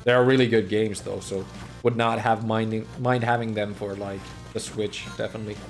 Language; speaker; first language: English; non-native, fluent; Finnish